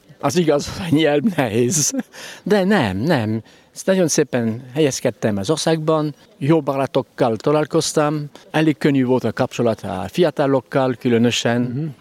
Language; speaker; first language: Hungarian; non-native, learner; French